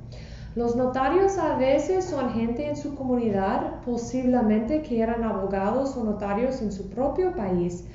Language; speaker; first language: Spanish; non-native, fluent; English